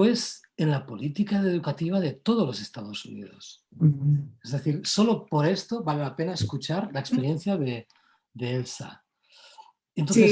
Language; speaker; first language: Spanish; non-native, local second language; Catalan